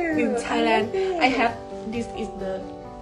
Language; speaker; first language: English; non-native, learner; Thai